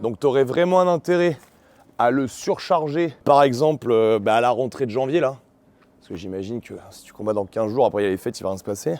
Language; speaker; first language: French; native; French